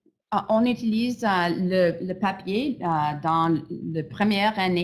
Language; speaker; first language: French; non-native, fluent; English